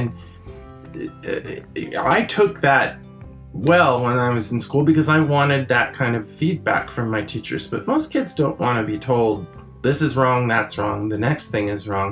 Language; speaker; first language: English; early bilingual, other home language; French